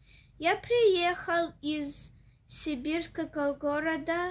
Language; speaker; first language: Russian; early bilingual, heritage; Russian